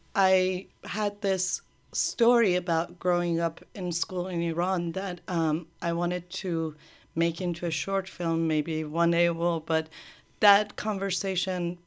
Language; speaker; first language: English; early bilingual, other home language; Persian